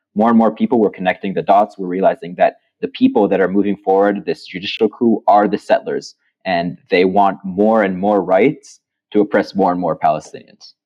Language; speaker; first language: English; non-native, fluent; Hebrew